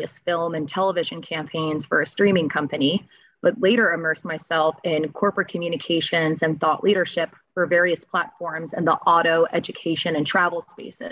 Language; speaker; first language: English; native; English